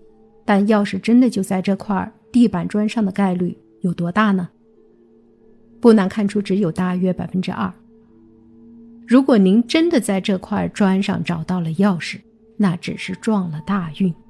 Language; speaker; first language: Chinese; native; Chinese